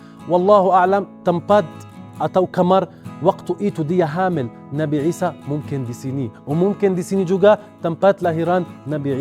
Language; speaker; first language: Indonesian; non-native, learner; Arabic